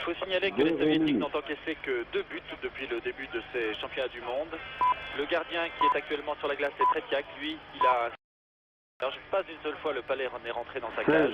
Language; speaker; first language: French; native; French